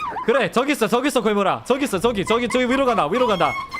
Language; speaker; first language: Korean; early bilingual, heritage; Korean